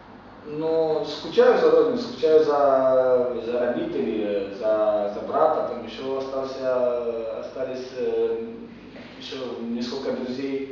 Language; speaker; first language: Russian; non-native, fluent; Romanian